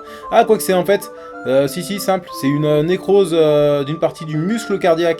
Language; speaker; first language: French; native; French